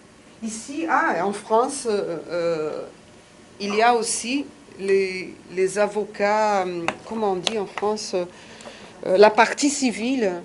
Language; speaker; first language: French; non-native, fluent; Portuguese